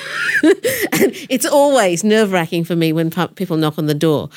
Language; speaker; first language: English; native; English